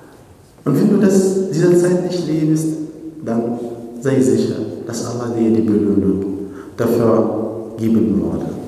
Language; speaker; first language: German; non-native, fluent; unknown